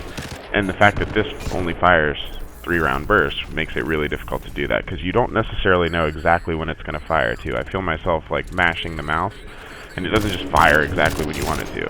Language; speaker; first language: English; native; English